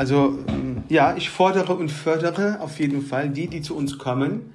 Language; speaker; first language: German; early bilingual, other home language; Turkish